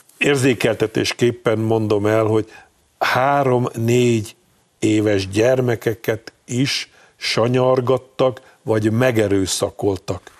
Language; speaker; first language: Hungarian; native; Hungarian